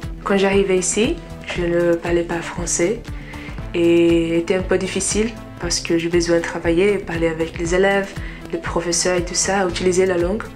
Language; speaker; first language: French; non-native, learner; Portuguese